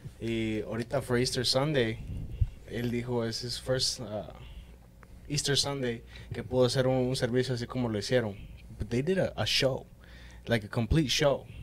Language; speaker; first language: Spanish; early bilingual, heritage; Spanish